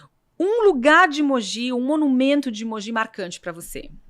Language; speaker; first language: Portuguese; native; Portuguese